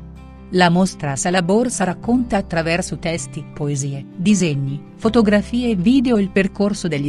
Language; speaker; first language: Italian; native; Italian